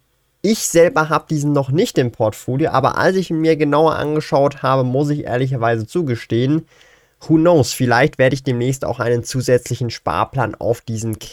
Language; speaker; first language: German; native; German